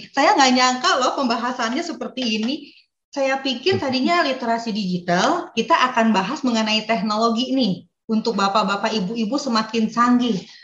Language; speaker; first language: Indonesian; native; Indonesian